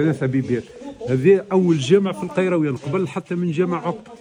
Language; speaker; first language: Arabic; native; Arabic